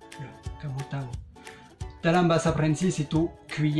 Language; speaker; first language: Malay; non-native, fluent; French